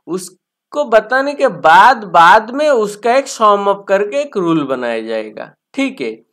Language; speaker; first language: Hindi; non-native, local second language; Bangla